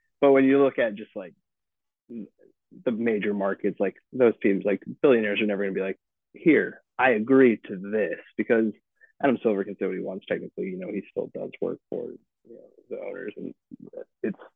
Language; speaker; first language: English; native; English